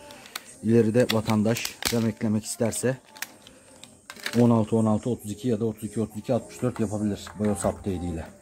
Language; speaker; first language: Turkish; native; Turkish